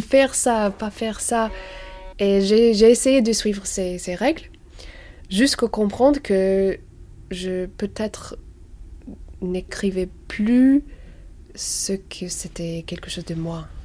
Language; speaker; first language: French; non-native, learner; English